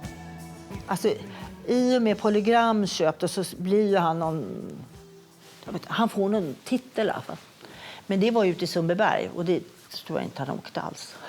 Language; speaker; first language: Swedish; native; Swedish